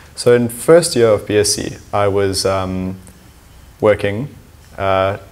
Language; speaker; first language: English; native; English